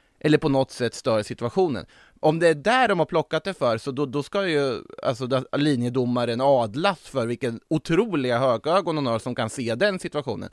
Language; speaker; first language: Swedish; native; Swedish